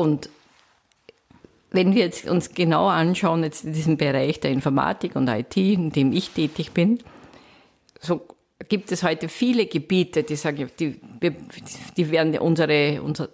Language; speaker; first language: German; native; German